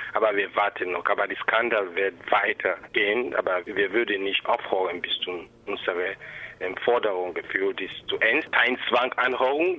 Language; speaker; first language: German; non-native, fluent; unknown